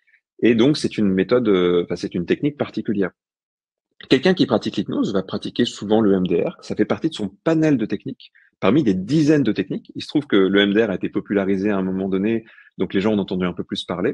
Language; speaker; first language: French; native; French